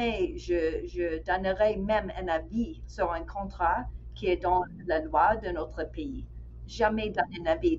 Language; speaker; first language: French; non-native, fluent; English